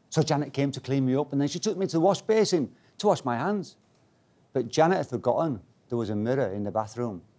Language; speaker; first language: English; native; English